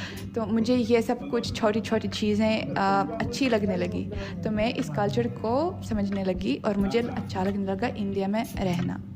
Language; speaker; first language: Hindi; non-native, fluent; Russian